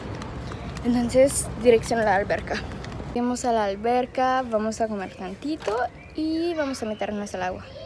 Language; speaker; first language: Spanish; non-native, learner; French